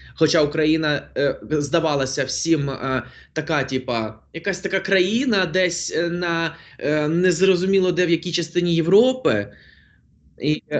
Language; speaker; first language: Ukrainian; non-native, local second language; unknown